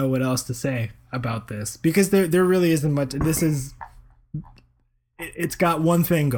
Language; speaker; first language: English; early bilingual, other home language; Spanish